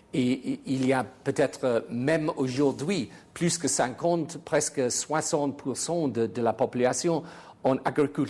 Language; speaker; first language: French; non-native, fluent; English